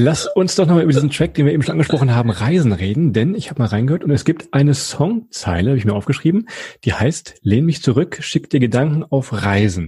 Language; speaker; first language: German; native; German